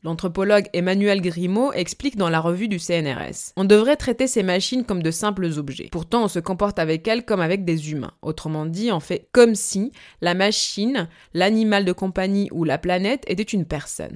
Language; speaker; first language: French; native; French